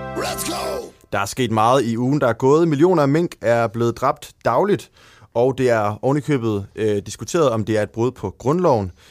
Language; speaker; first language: Danish; native; Danish